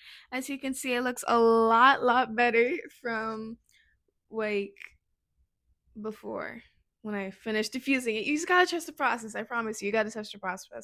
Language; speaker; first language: English; native; English